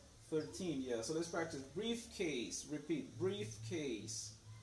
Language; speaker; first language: English; non-native, fluent; Spanish